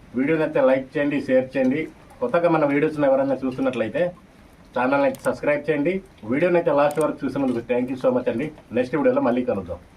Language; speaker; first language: Telugu; non-native, local second language; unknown